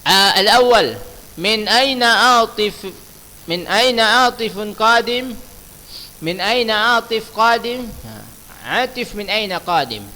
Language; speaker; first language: Arabic; non-native, fluent; Indonesian